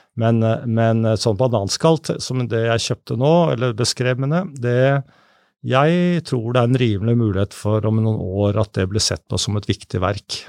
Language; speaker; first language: Norwegian; native; Norwegian